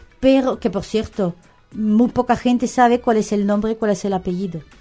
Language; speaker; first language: Spanish; non-native, fluent; French